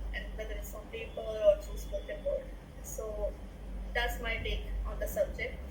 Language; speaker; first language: English; non-native, local second language; Hindi